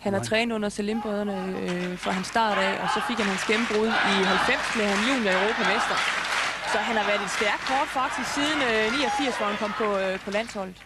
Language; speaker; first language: Danish; native; Danish